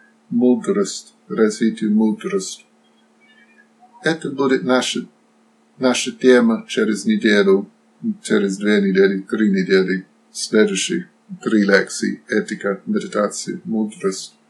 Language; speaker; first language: Russian; non-native, fluent; Slovak